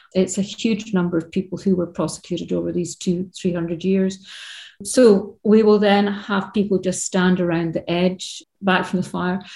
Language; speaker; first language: English; native; English